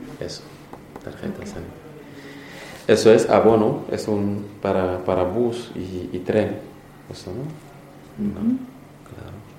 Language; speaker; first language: Spanish; non-native, learner; Wolof